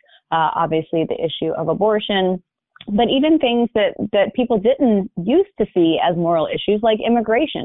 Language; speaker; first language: English; native; English